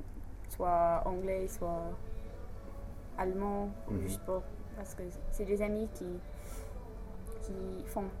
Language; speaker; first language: French; non-native, fluent; English